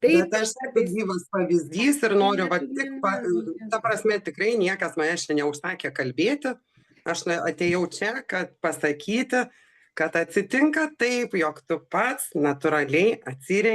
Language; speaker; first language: Lithuanian; native; Lithuanian